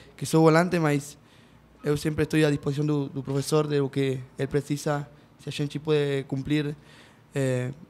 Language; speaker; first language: Portuguese; non-native, learner; Spanish